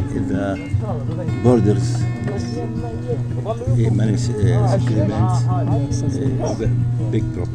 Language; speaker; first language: English; non-native, learner; Arabic